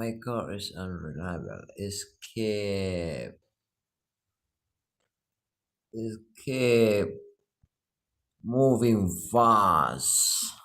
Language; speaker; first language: English; non-native, learner; Indonesian